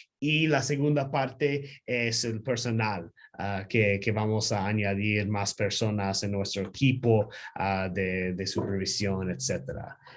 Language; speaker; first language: Spanish; non-native, learner; English